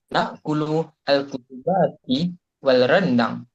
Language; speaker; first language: Arabic; non-native, learner; Malay